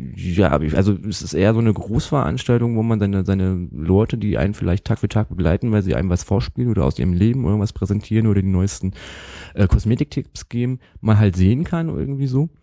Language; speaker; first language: German; native; German